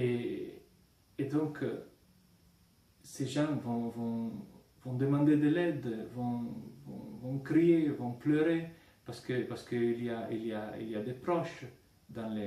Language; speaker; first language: French; non-native, fluent; Italian